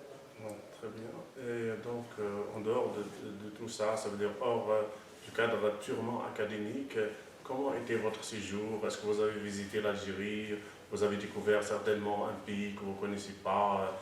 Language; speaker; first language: French; non-native, local second language; Arabic